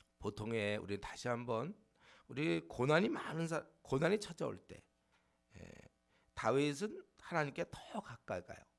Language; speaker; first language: Korean; native; Korean